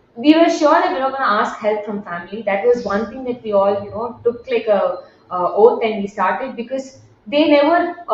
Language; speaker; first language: English; non-native, local second language; Tamil